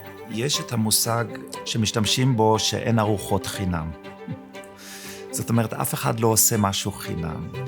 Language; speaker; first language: Hebrew; early bilingual, other home language; German